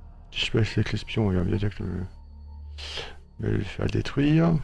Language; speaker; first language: French; native; French